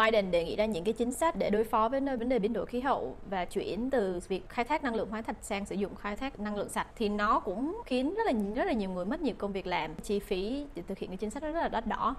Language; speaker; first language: Vietnamese; native; Vietnamese